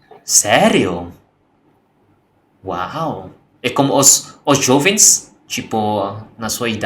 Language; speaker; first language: Portuguese; non-native, learner; Indonesian